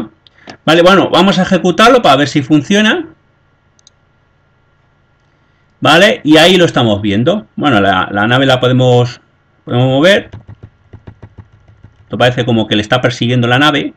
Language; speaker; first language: Spanish; native; Spanish